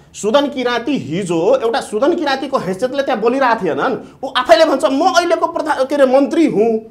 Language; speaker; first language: Nepali; non-native, local second language; Maithili